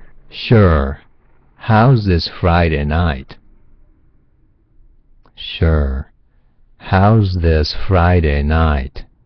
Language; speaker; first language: English; non-native, fluent; Japanese